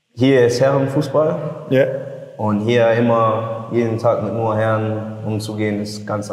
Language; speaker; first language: German; early bilingual, heritage; English